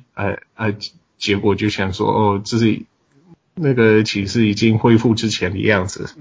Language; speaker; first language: Chinese; non-native, fluent; English